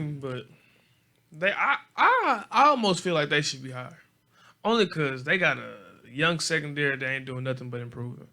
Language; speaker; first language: English; native; English